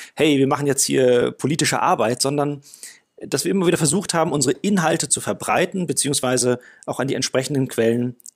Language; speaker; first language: German; non-native, fluent; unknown